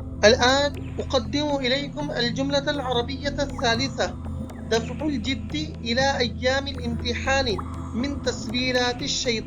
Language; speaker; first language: Arabic; non-native, fluent; Urdu